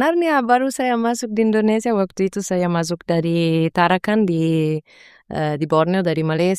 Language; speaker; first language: Indonesian; non-native, fluent; Italian